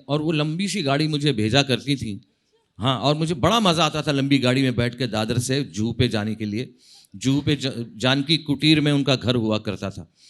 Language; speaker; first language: Hindi; non-native, local second language; Marathi